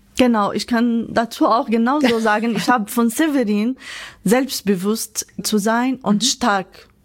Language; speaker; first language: German; non-native, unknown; Arabic